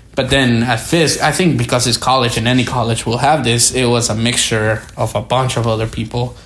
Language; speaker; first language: English; early bilingual, other home language; Spanish